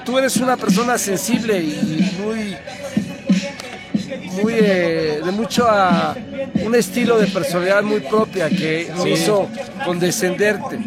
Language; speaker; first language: Spanish; native; Spanish